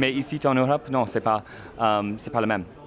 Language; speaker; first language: French; non-native, local second language; English